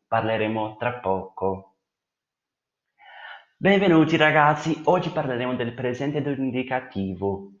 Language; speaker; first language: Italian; non-native, fluent; Portuguese